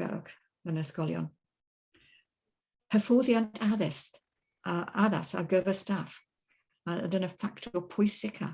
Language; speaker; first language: Welsh; non-native, learner; English